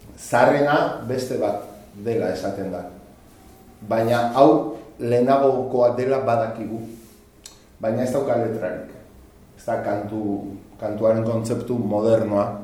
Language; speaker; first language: Basque; non-native, local second language; Spanish